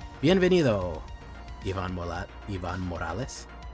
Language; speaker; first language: Spanish; non-native, learner; English